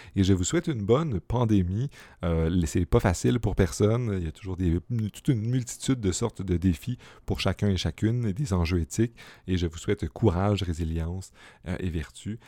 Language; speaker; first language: French; native; French